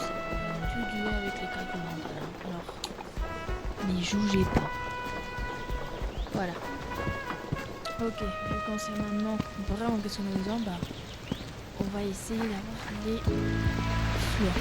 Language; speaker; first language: French; non-native, fluent; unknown